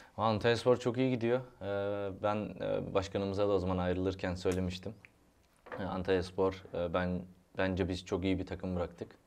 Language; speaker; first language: Turkish; early bilingual, heritage; Turkish